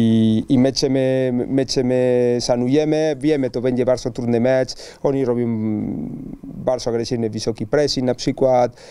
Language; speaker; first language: Polish; non-native, learner; Spanish